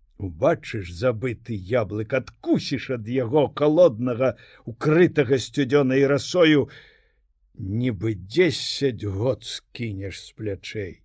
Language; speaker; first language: Belarusian; native; Belarusian